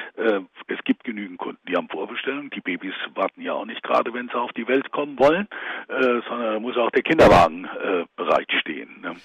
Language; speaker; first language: German; non-native, fluent; Italian